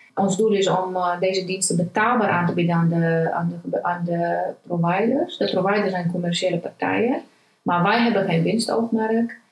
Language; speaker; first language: Dutch; non-native, fluent; Romanian